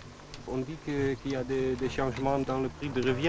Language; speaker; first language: French; non-native, fluent; Dutch